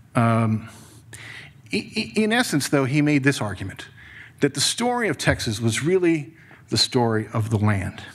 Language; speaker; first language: English; native; English